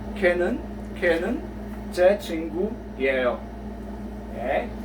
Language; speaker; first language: Korean; non-native, learner; Filipino